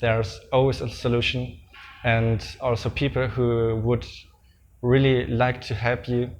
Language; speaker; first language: English; non-native, fluent; German